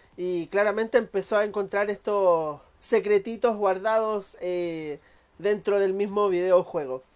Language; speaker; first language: Spanish; native; Spanish